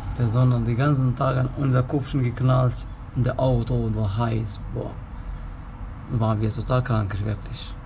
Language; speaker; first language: German; non-native, fluent; Arabic